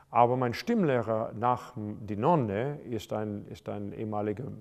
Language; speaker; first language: German; non-native, fluent; English